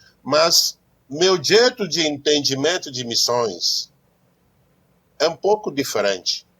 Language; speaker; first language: Portuguese; non-native, learner; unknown